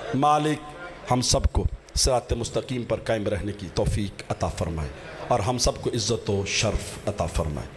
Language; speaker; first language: Urdu; non-native, local second language; Punjabi